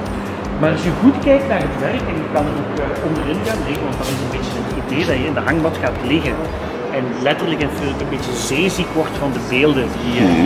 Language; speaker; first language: Dutch; native; Dutch